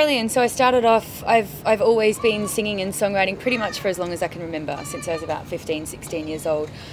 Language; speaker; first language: English; native; English